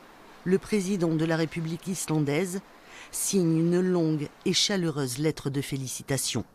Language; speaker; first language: French; native; French